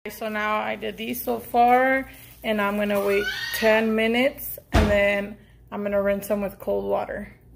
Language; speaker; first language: English; early bilingual, other home language; Spanish